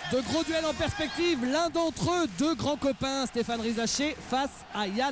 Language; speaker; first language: French; native; French